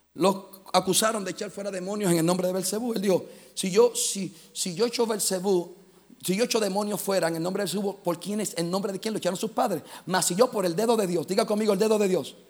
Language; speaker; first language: Spanish; native; Spanish